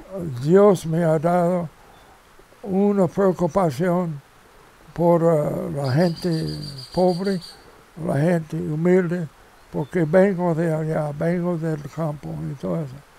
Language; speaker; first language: Spanish; non-native, fluent; English